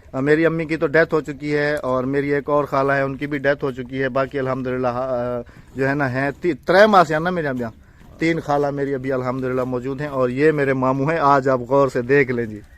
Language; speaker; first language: Urdu; non-native, local second language; Punjabi